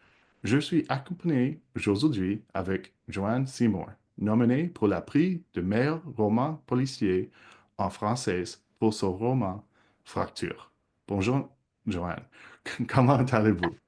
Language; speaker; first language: French; non-native, local second language; English